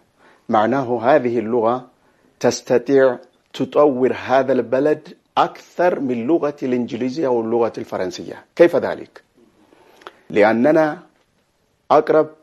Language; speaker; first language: Arabic; non-native, fluent; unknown